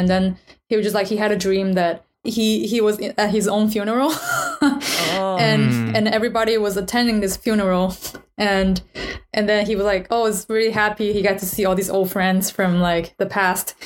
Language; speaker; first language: English; non-native, fluent; Chinese